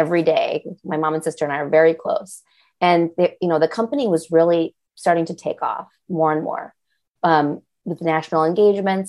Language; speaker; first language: English; native; English